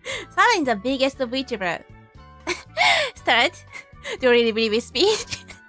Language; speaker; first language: English; non-native, learner; Japanese